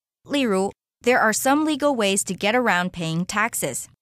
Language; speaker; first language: English; non-native, fluent; Chinese